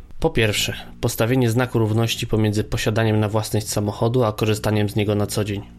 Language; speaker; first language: Polish; native; Polish